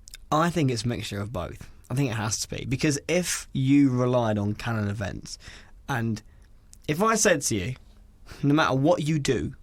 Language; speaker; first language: English; native; English